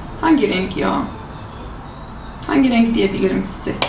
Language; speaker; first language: Turkish; non-native, fluent; Arabic